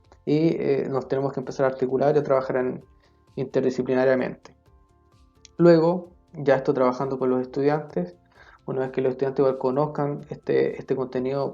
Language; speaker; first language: Spanish; native; Spanish